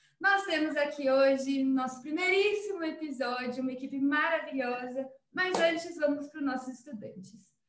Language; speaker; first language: Portuguese; native; Portuguese